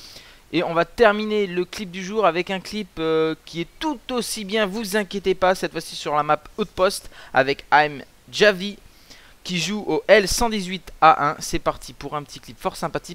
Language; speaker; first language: French; native; French